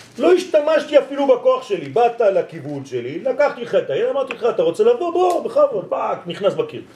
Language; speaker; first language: Hebrew; non-native, fluent; French